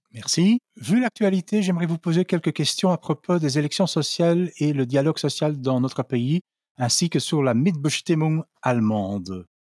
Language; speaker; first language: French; non-native, local second language; Dutch